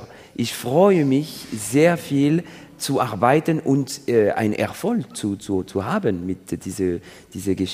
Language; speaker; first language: German; non-native, learner; French